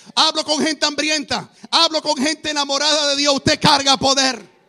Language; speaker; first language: Spanish; native; Spanish